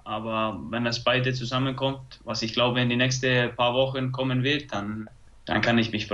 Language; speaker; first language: German; non-native, fluent; Icelandic